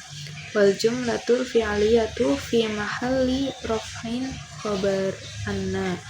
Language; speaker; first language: Arabic; non-native, learner; Indonesian